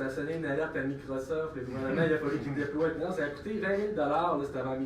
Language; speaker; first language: French; native; French